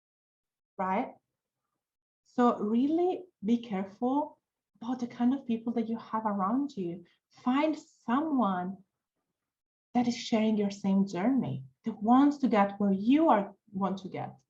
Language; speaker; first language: English; non-native, fluent; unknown